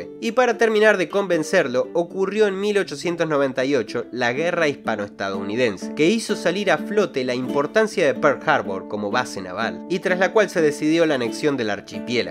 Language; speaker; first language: Spanish; native; Spanish